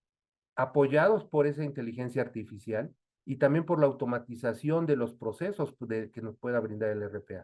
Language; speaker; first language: Spanish; native; Spanish